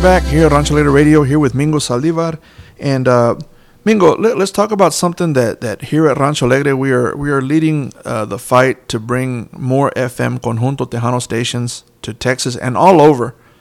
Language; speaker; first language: English; early bilingual, other home language; Spanish